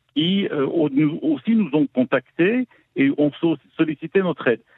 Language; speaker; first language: French; native; French